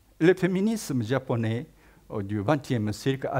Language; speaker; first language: French; non-native, fluent; Japanese